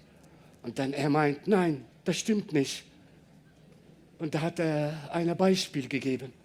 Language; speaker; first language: German; non-native, learner; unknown